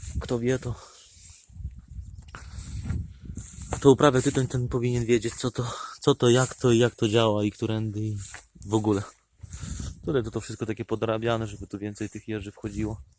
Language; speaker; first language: Polish; native; Polish